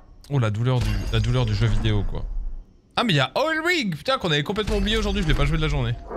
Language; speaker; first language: French; native; French